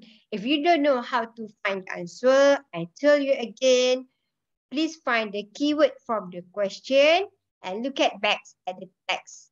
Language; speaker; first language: English; non-native, local second language; Malay